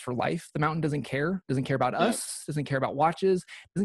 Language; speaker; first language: English; native; English